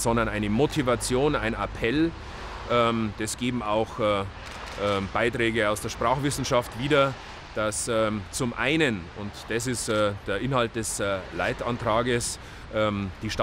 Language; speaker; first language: German; native; German